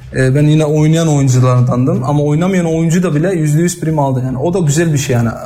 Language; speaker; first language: Turkish; early bilingual, heritage; Turkish